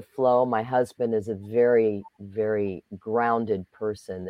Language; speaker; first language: English; native; English